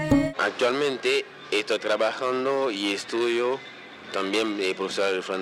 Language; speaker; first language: Spanish; non-native, local second language; Haitian Creole